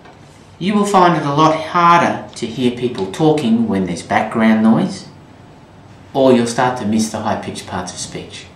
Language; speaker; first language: English; native; English